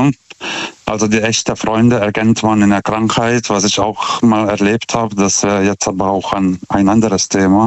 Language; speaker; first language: German; non-native, fluent; Lithuanian